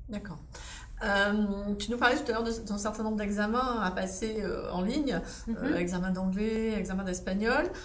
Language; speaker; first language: French; native; French